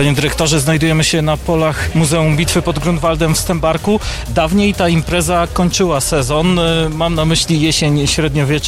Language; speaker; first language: Polish; native; Polish